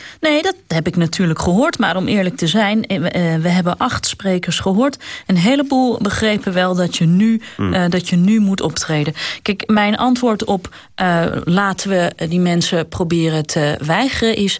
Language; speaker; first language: Dutch; native; Dutch